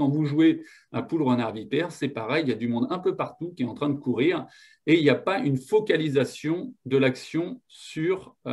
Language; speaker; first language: French; native; French